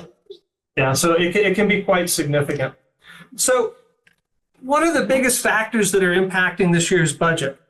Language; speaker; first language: English; native; English